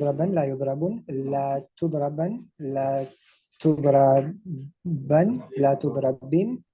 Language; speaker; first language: Arabic; non-native, learner; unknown